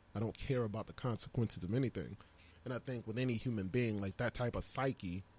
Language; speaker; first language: English; native; English